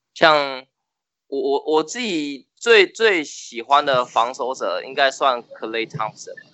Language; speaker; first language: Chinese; native; Chinese